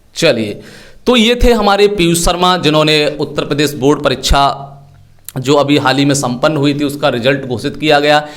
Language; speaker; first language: Hindi; native; Hindi